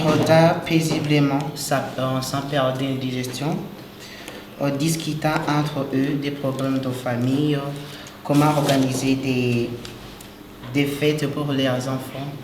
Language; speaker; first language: French; non-native, local second language; Rundi